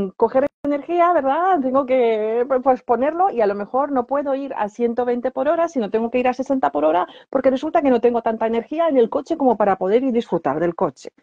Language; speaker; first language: Spanish; non-native, fluent; Polish